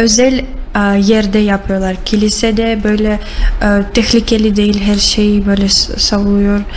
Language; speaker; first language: Turkish; non-native, learner; Russian